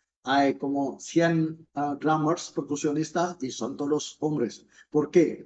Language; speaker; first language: Spanish; non-native, fluent; Indonesian